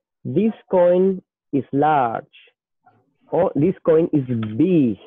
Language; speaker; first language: English; non-native, fluent; Spanish